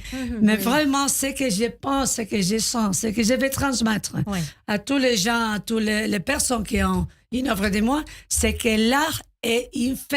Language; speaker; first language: French; non-native, learner; Spanish